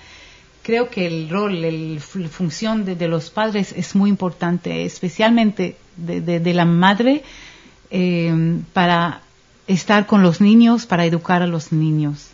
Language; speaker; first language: Spanish; non-native, fluent; Hebrew